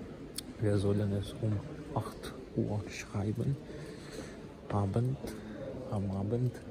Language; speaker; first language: German; non-native, learner; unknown